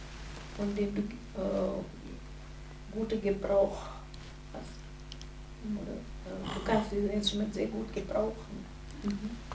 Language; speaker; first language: German; non-native, fluent; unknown